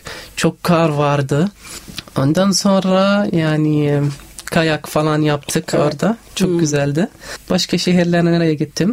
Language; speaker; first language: Turkish; non-native, learner; Arabic